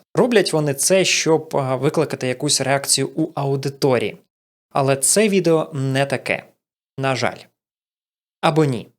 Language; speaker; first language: Ukrainian; non-native, local second language; Russian